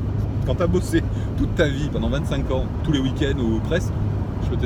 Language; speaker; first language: French; native; French